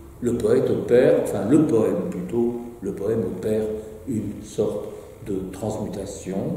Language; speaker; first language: French; native; French